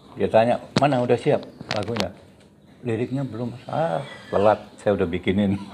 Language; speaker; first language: Indonesian; native; Indonesian